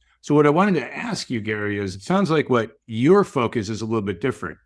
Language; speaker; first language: English; native; English